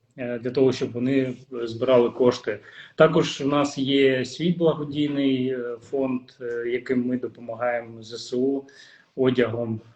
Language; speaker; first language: Ukrainian; non-native, local second language; Russian